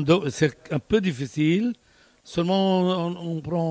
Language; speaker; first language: French; non-native, learner; Arabic